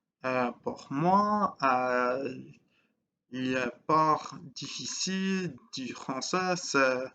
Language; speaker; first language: French; non-native, learner; English